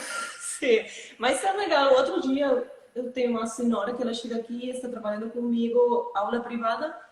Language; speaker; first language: Portuguese; non-native, fluent; Spanish